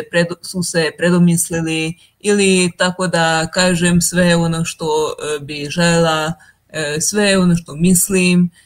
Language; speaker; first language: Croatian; non-native, local second language; Hungarian